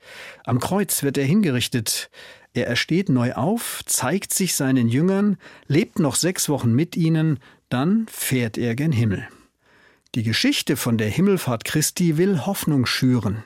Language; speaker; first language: German; native; German